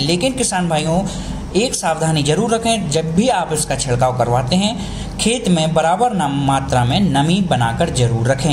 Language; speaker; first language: Hindi; native; Hindi